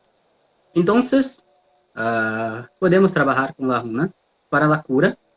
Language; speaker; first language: Spanish; non-native, learner; Portuguese